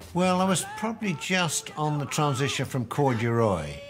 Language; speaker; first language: English; native; English